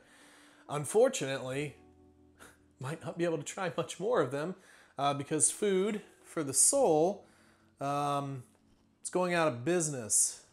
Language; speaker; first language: English; native; English